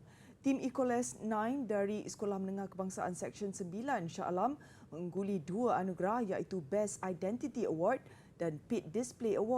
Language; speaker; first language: Malay; native; Malay